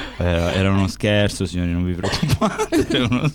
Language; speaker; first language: Italian; native; Italian